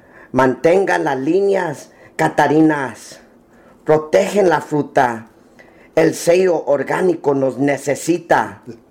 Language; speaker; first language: Spanish; early bilingual, heritage; Spanish